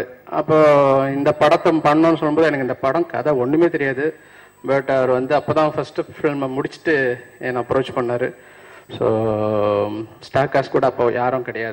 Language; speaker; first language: Tamil; native; Tamil